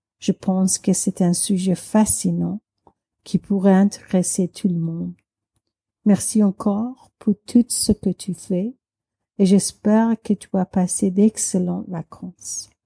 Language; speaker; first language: French; non-native, learner; Persian